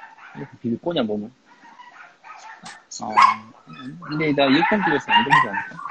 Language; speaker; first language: Japanese; non-native, fluent; Korean